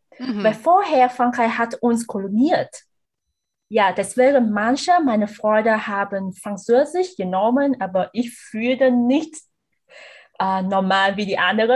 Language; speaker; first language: German; non-native, learner; Vietnamese